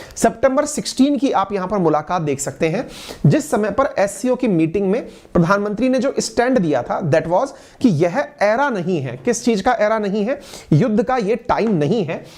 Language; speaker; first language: Hindi; native; Hindi